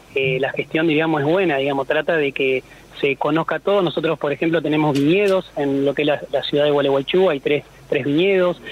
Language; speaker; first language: Spanish; native; Spanish